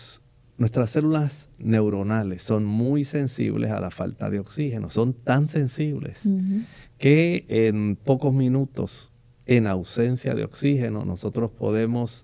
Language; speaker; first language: Spanish; native; Spanish